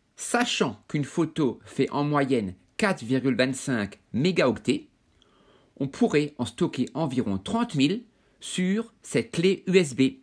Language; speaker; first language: French; native; French